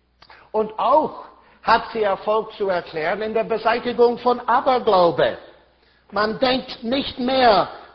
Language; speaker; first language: German; non-native, fluent; English